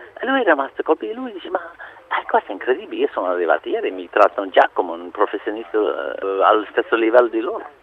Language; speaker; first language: Italian; non-native, fluent; English